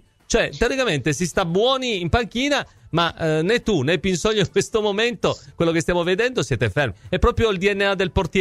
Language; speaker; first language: Italian; native; Italian